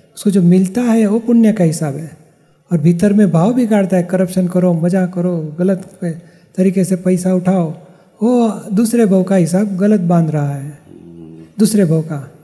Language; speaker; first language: Hindi; non-native, local second language; Gujarati